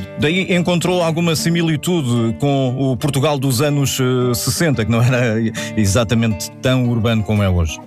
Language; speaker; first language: Portuguese; native; Portuguese